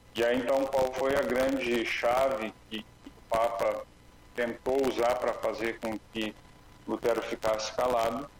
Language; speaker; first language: Portuguese; native; Portuguese